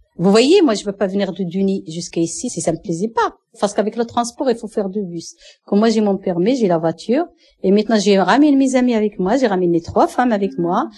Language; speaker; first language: French; non-native, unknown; Arabic